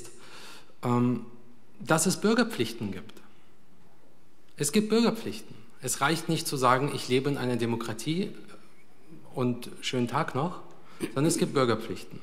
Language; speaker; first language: German; early bilingual, other home language; Russian